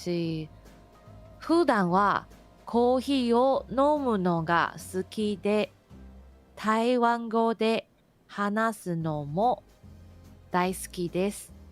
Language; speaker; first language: Japanese; non-native, fluent; Min Nan Chinese